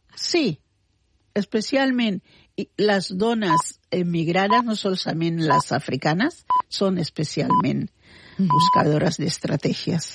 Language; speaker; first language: Catalan; non-native, fluent; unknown